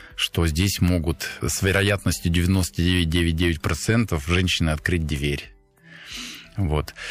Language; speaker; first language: Russian; non-native, fluent; German